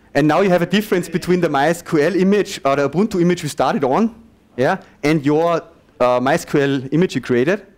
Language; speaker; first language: English; non-native, fluent; German